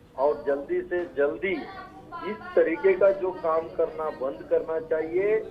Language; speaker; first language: Hindi; non-native, local second language; Kannada